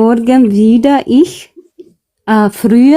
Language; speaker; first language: German; non-native, learner; Amharic